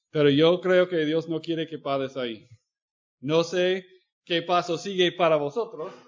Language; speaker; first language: Spanish; non-native, fluent; English